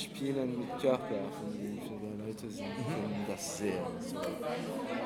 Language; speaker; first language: German; non-native, learner; French